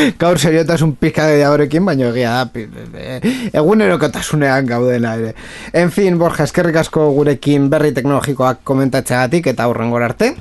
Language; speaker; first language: Basque; non-native, local second language; Spanish